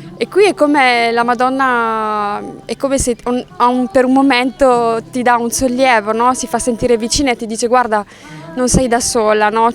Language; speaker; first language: Italian; native; Italian